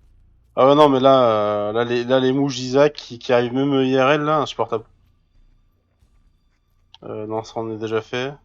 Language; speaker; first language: French; native; French